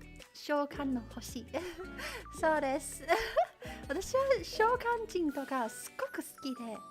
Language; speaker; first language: Japanese; non-native, learner; Chinese